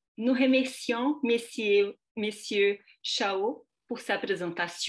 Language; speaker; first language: French; non-native, fluent; Portuguese